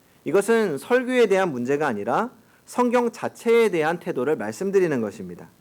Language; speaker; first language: Korean; native; Korean